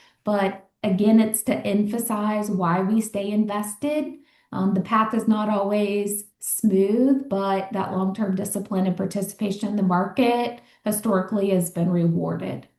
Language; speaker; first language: English; native; English